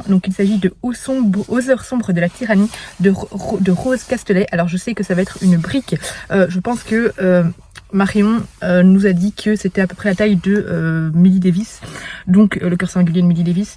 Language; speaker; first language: French; native; French